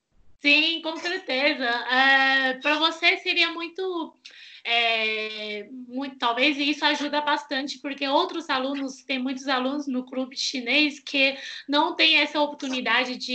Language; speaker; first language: Portuguese; non-native, fluent; Chinese